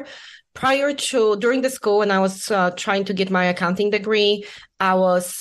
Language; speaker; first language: English; non-native, fluent; Polish